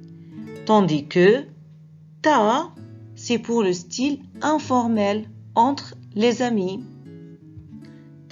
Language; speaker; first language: French; non-native, fluent; Arabic